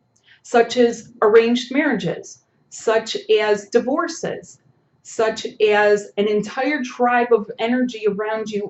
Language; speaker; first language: English; native; English